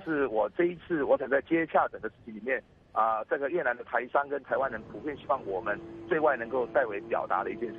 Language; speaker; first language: Chinese; native; Chinese